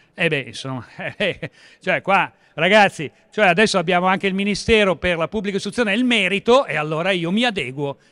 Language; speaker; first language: Italian; native; Italian